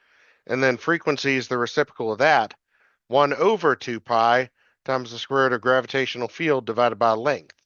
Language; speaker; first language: English; native; English